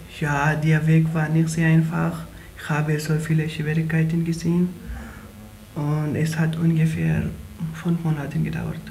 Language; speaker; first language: German; non-native, learner; Pashto